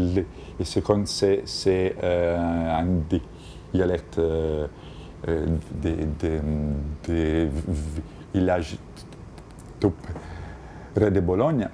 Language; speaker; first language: French; non-native, fluent; Italian